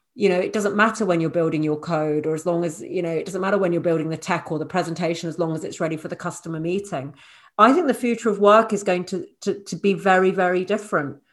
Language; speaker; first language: English; native; English